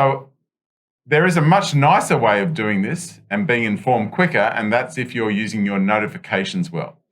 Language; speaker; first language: English; native; English